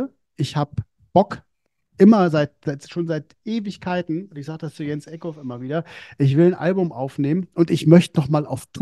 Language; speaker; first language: German; native; German